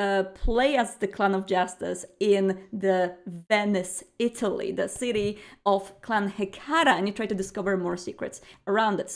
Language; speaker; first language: English; non-native, fluent; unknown